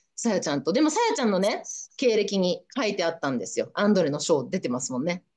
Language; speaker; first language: Japanese; native; Japanese